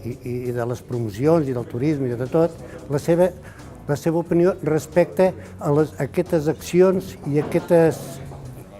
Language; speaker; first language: Catalan; native; Catalan